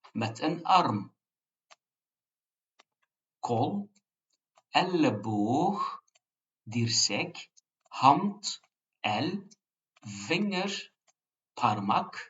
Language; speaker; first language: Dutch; non-native, fluent; Turkish